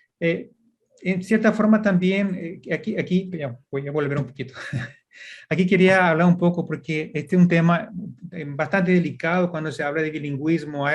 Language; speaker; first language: Spanish; early bilingual, heritage; Portuguese